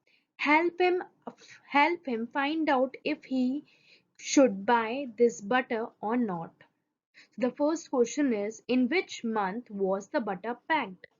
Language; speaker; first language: English; non-native, local second language; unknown